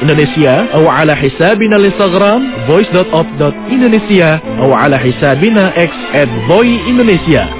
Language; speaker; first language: Arabic; non-native, fluent; Indonesian